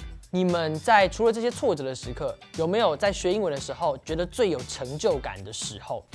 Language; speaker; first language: Chinese; native; Chinese